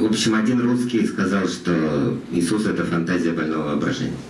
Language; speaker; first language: Russian; native; Russian